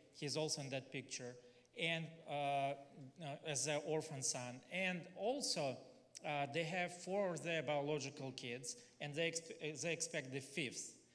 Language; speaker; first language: English; non-native, fluent; Russian